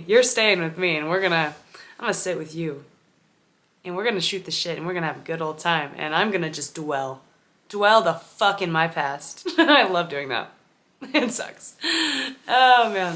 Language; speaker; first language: English; native; English